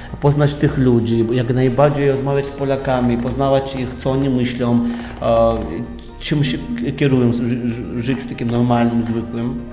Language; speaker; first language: Polish; non-native, learner; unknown